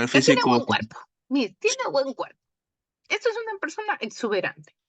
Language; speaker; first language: Spanish; native; Spanish